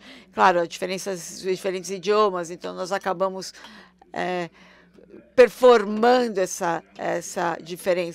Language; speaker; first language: Portuguese; non-native, fluent; German